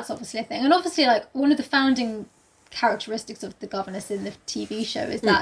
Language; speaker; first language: English; native; English